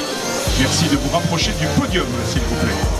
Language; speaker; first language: French; native; French